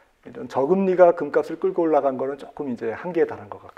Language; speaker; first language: Korean; native; Korean